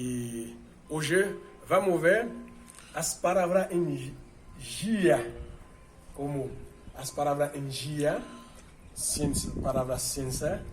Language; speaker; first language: Portuguese; non-native, fluent; Haitian Creole